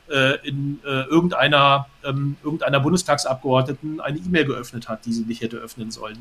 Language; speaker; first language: German; native; German